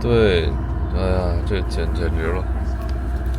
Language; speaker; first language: Chinese; native; Chinese